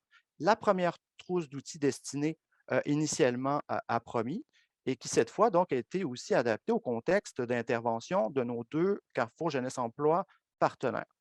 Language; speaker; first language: French; native; French